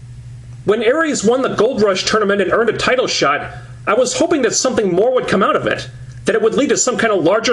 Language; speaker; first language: English; native; English